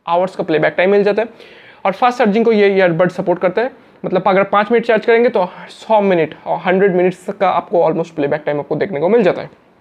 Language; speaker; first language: Hindi; native; Hindi